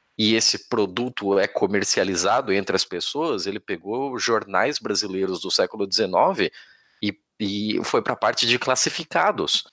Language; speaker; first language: Portuguese; native; Portuguese